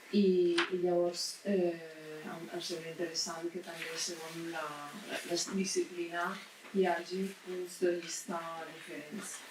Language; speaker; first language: Catalan; non-native, fluent; Italian